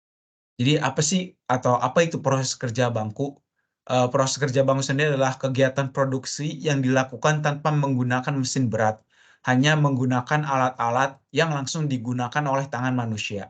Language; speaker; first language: Indonesian; native; Indonesian